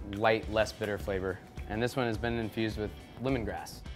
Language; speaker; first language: English; native; English